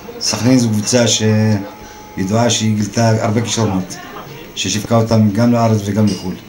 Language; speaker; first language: Hebrew; non-native, local second language; Arabic